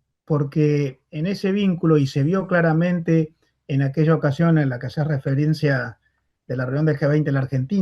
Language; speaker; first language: Spanish; native; Spanish